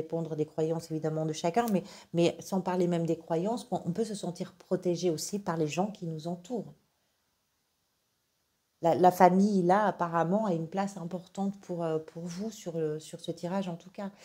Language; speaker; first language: French; native; French